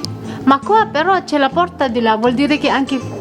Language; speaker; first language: Italian; non-native, learner; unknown